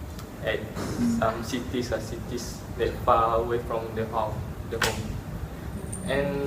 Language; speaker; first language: English; non-native, local second language; Malay